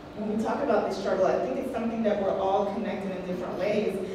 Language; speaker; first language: English; native; English